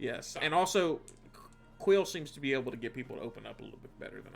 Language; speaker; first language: English; native; English